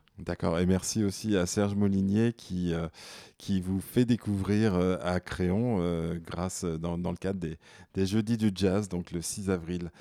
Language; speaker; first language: French; native; French